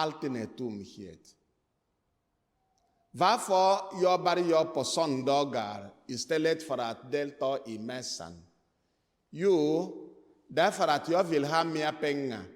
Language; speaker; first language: Swedish; non-native, fluent; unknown